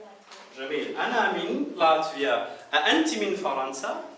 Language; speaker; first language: Arabic; non-native, fluent; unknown